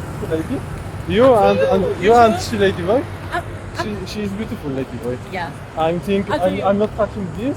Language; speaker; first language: English; non-native, learner; Polish